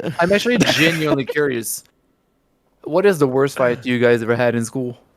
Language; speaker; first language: English; native; English